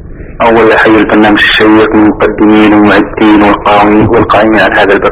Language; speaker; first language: Arabic; native; Arabic